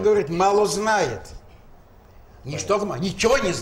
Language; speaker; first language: Russian; native; Russian